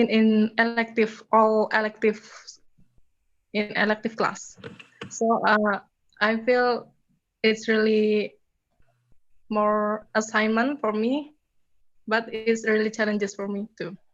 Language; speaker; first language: English; non-native, learner; Indonesian